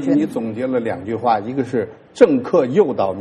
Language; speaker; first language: Chinese; native; Chinese